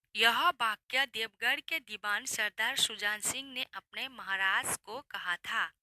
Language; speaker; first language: Hindi; non-native, local second language; Assamese